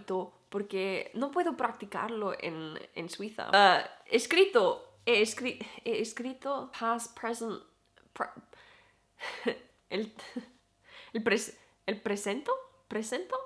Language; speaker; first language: Spanish; non-native, learner; German